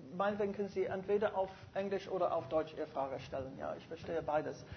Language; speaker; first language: German; non-native, fluent; English